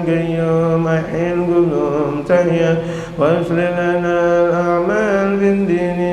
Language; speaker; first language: Arabic; non-native, fluent; Indonesian